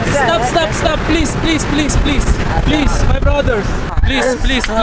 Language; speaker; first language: English; non-native, local second language; Filipino